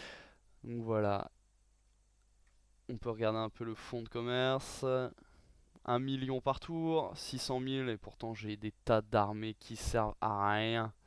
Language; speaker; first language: French; native; French